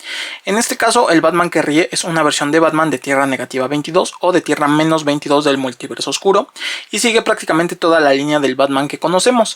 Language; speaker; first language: Spanish; native; Spanish